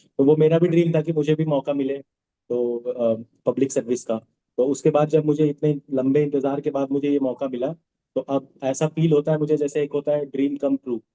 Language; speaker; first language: Hindi; non-native, local second language; Bhojpuri